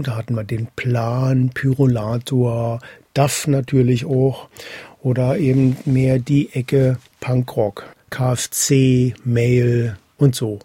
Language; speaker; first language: German; native; German